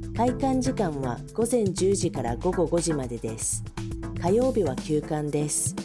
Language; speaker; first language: Japanese; native; Japanese